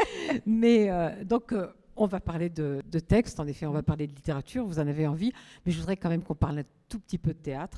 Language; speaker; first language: French; native; French